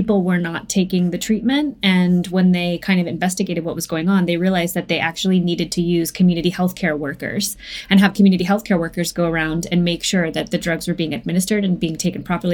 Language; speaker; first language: English; native; English